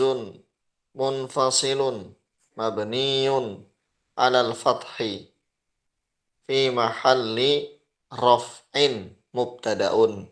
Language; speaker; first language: Arabic; non-native, fluent; Indonesian